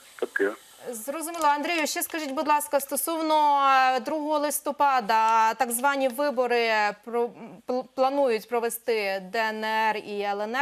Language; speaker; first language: Ukrainian; native; Ukrainian